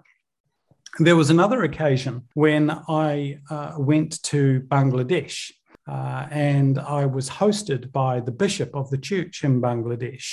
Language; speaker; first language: English; native; English